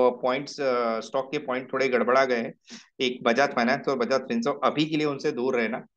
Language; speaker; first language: Hindi; native; Hindi